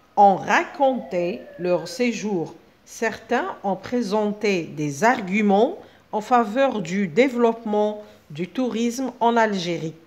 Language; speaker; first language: French; non-native, local second language; Arabic